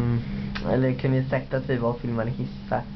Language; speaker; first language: Swedish; native; Swedish